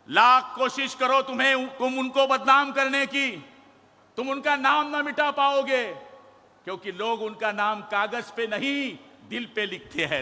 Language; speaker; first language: Hindi; non-native, local second language; Marathi